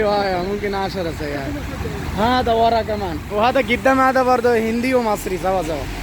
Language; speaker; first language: Arabic; non-native, learner; Bangla